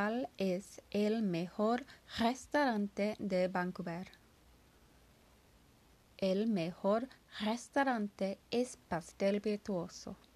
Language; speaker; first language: Spanish; non-native, learner; English